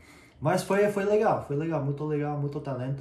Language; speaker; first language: Portuguese; non-native, learner; English